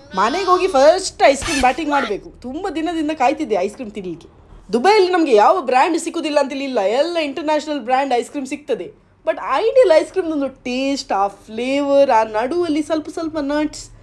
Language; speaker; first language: Kannada; non-native, local second language; Tulu